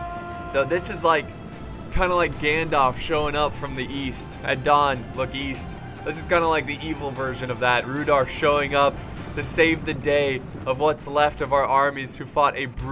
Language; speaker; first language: English; native; English